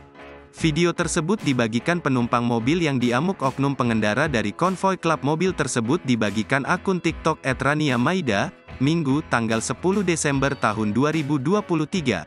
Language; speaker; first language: Indonesian; native; Indonesian